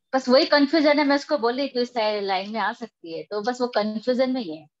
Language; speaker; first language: Hindi; non-native, local second language; Gujarati